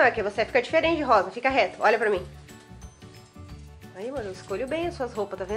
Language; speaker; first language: Portuguese; native; Portuguese